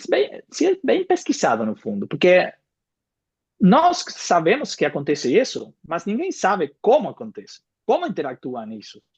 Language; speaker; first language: Portuguese; non-native, fluent; Spanish